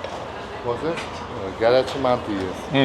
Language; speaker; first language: Russian; non-native, local second language; Uzbek